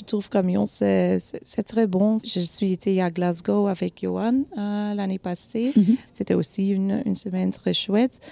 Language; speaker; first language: French; non-native, local second language; Dutch